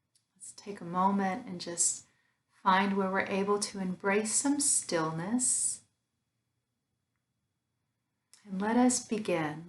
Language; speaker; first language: English; native; English